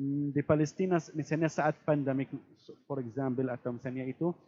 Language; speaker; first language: Indonesian; non-native, fluent; Arabic